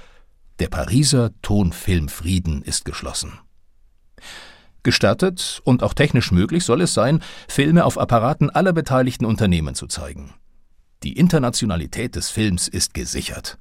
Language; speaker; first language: German; native; German